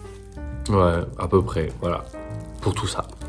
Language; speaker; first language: French; native; French